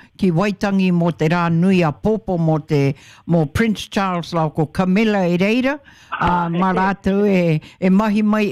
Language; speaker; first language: Māori; native; Māori